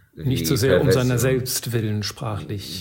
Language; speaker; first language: German; native; German